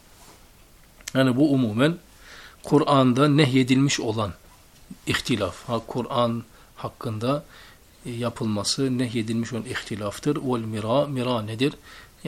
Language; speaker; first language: Turkish; native; Turkish